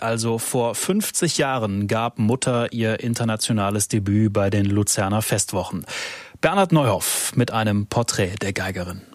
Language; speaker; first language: German; native; German